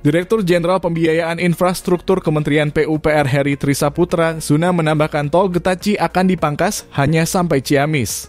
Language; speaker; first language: Indonesian; native; Indonesian